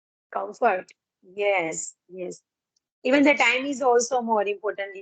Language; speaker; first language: English; non-native, learner; Gujarati